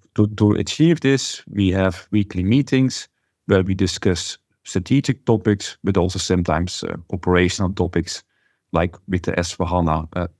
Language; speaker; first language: English; non-native, fluent; Dutch